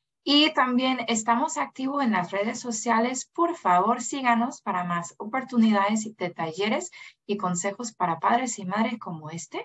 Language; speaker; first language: Spanish; non-native, fluent; English